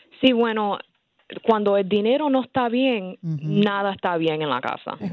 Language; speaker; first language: Spanish; early bilingual, heritage; Spanish